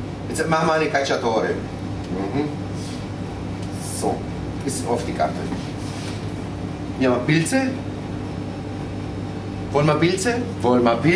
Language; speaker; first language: German; non-native, fluent; Italian